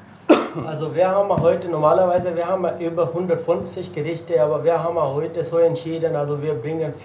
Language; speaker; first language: German; non-native, learner; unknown